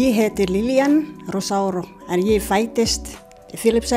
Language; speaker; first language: Icelandic; non-native, learner; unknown